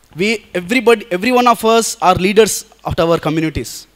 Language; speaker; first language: English; non-native, local second language; Telugu